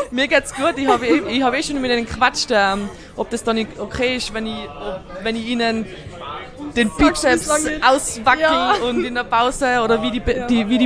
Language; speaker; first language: German; native; German